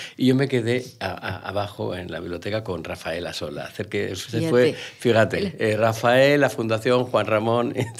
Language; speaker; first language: Spanish; native; Spanish